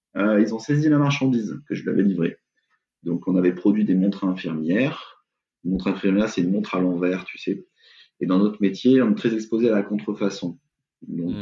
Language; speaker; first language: French; native; French